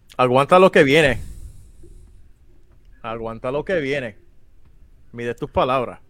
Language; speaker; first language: Spanish; native; Spanish